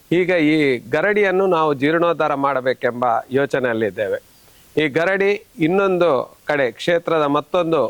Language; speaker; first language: Kannada; native; Kannada